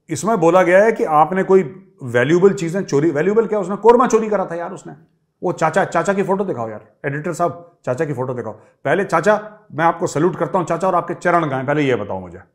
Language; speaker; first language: Hindi; native; Hindi